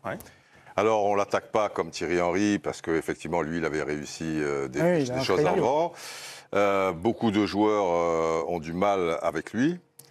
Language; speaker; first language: French; native; French